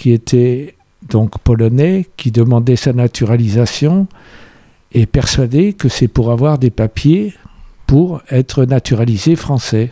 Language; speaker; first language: French; native; French